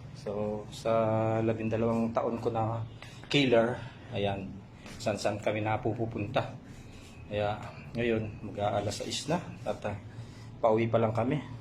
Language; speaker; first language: Filipino; non-native, local second language; Pampanga